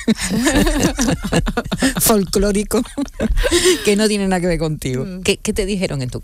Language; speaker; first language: Spanish; native; Spanish